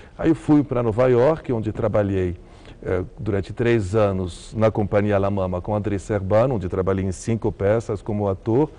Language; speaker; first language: Portuguese; early bilingual, heritage; Arabic